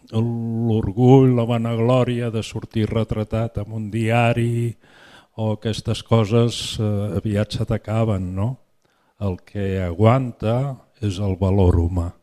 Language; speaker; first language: Catalan; native; Catalan